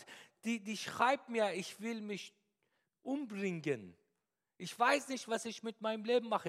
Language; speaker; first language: German; non-native, fluent; Persian